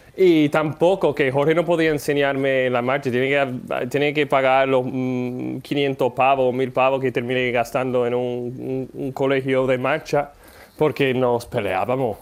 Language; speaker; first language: Spanish; non-native, fluent; English